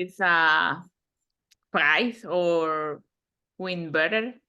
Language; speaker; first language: English; non-native, learner; Spanish